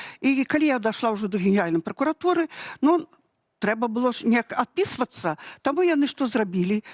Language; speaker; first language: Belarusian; native; Belarusian